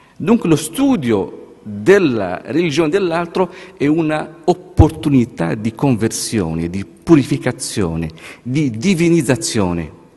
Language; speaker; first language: Italian; non-native, fluent; Arabic